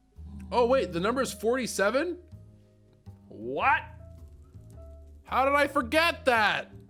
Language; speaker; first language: English; native; English